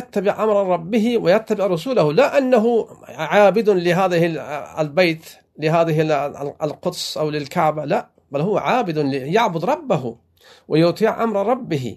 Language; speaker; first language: Arabic; non-native, fluent; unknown